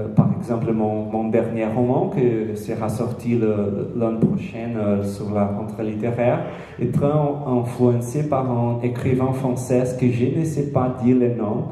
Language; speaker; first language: French; non-native, learner; Portuguese